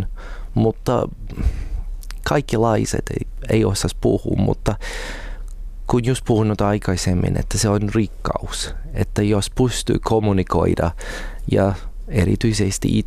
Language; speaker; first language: Finnish; non-native, learner; English